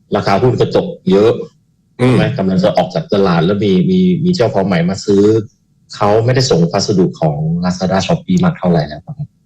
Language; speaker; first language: Thai; non-native, fluent; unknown